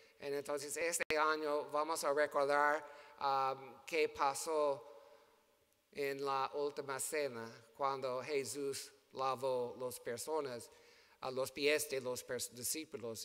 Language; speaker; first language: Spanish; non-native, learner; English